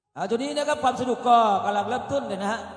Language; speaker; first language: Thai; native; Thai